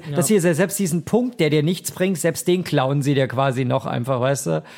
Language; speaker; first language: German; native; German